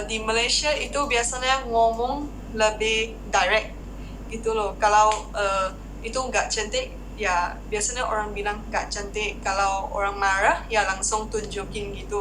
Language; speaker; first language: Indonesian; non-native, fluent; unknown